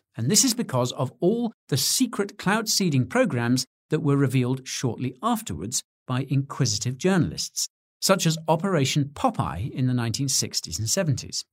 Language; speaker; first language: English; native; English